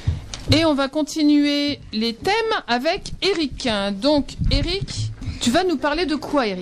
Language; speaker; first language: French; native; French